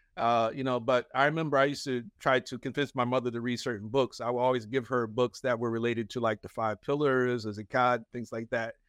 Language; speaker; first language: English; native; English